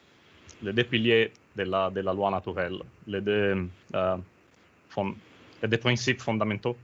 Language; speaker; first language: French; non-native, learner; Italian